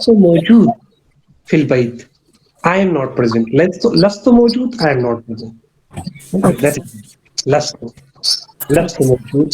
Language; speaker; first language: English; non-native, local second language; Urdu